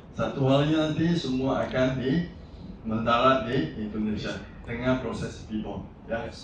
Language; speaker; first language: Malay; non-native, local second language; Chinese